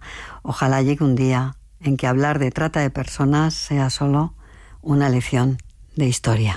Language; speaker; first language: Spanish; native; Spanish